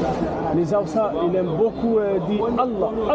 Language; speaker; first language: French; non-native, learner; English